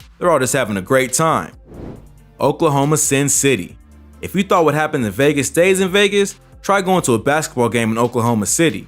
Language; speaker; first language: English; native; English